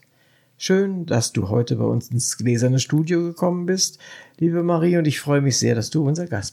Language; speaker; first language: German; native; German